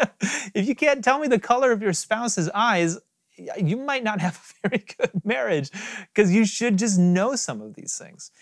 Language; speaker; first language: English; native; English